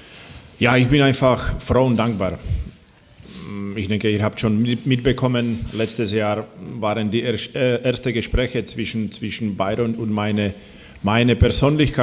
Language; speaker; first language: German; non-native, fluent; Slovak